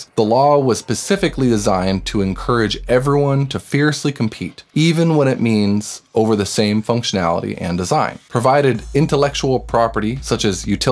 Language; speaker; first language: English; native; English